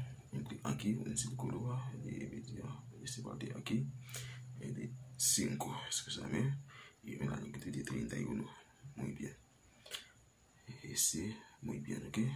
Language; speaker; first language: Spanish; non-native, learner; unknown